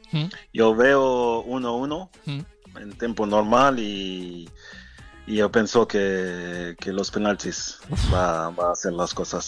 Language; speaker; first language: Spanish; non-native, fluent; French